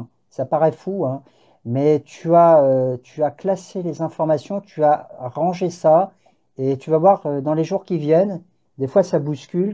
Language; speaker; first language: French; native; French